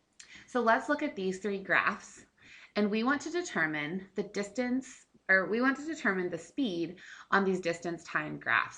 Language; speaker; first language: English; native; English